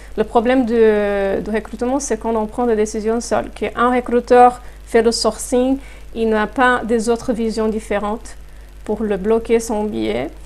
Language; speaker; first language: French; non-native, fluent; Portuguese